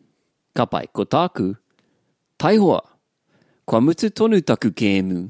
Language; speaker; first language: Māori; non-native, learner; English